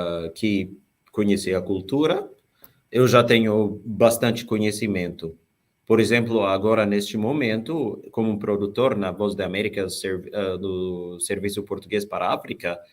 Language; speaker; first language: Portuguese; non-native, fluent; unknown